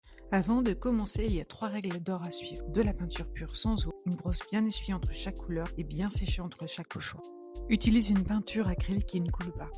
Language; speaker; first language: French; native; French